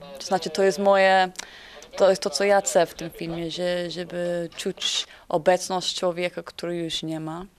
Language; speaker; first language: Polish; non-native, fluent; English